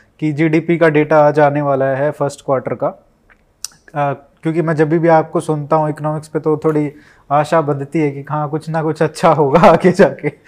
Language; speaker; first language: Hindi; native; Hindi